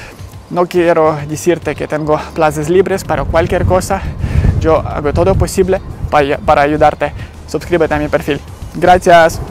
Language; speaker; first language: Spanish; non-native, learner; Ukrainian